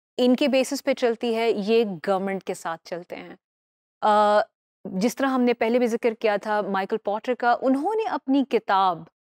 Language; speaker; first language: Urdu; native; Urdu